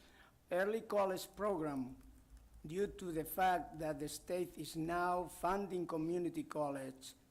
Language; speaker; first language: English; non-native, fluent; Spanish